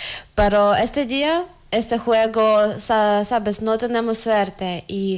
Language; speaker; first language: Spanish; non-native, learner; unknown